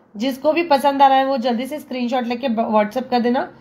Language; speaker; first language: Hindi; non-native, local second language; Marathi